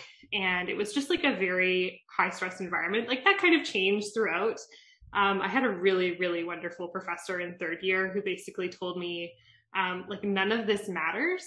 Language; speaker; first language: English; native; English